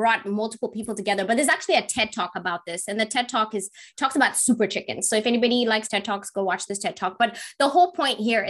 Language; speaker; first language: English; non-native, local second language; Kikuyu